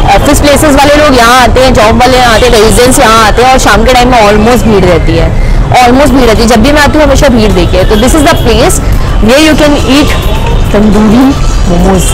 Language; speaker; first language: Hindi; native; Hindi